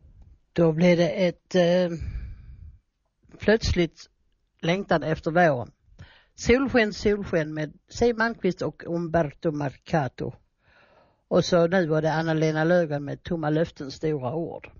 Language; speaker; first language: Swedish; native; Swedish